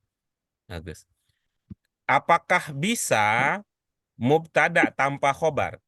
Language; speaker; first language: Indonesian; native; Indonesian